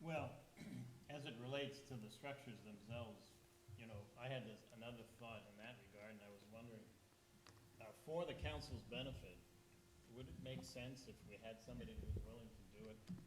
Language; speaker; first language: English; native; English